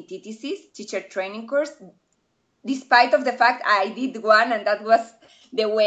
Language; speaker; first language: English; non-native, fluent; Spanish